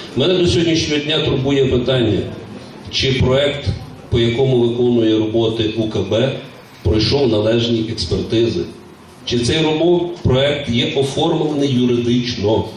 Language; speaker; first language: Ukrainian; native; Ukrainian